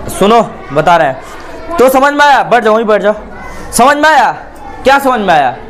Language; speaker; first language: Hindi; native; Hindi